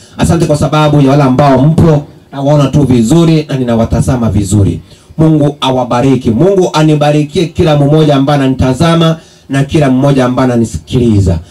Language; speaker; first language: Swahili; non-native, local second language; Gusii